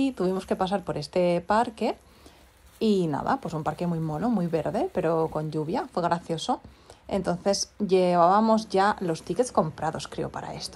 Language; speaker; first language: Spanish; native; Spanish